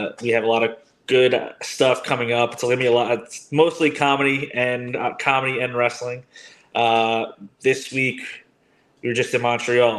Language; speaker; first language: English; native; English